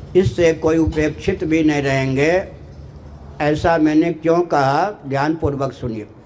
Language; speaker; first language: Hindi; non-native, local second language; Maithili